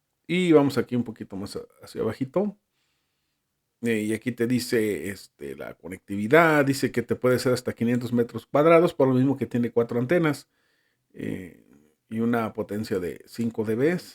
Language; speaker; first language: Spanish; native; Spanish